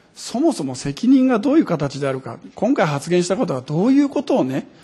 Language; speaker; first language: Japanese; native; Japanese